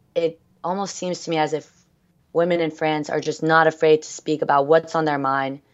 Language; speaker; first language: English; early bilingual, other home language; French